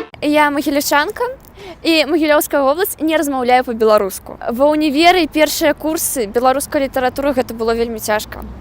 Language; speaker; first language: Belarusian; non-native, local second language; Russian